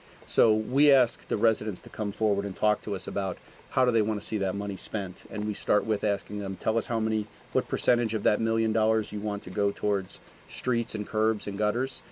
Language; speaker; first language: English; native; English